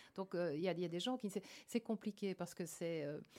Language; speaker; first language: French; native; French